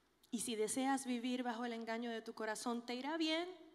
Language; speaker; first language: Spanish; early bilingual, other home language; English